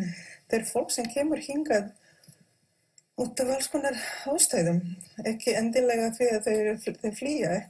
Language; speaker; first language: Icelandic; non-native, fluent; Croatian